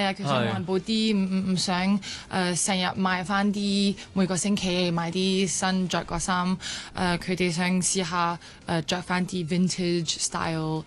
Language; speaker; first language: Cantonese; early bilingual, heritage; Cantonese